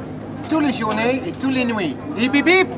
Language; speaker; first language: French; non-native, learner; Dutch